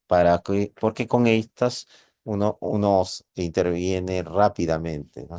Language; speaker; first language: Spanish; native; Spanish